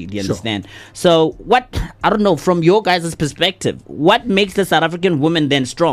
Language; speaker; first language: English; non-native, local second language; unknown